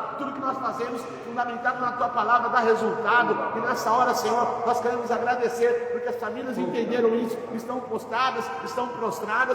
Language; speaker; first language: Portuguese; native; Portuguese